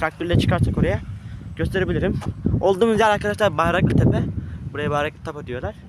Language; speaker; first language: Turkish; native; Turkish